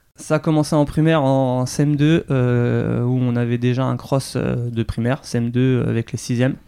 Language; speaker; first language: French; native; French